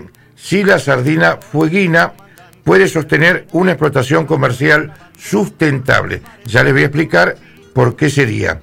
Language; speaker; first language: Spanish; native; Spanish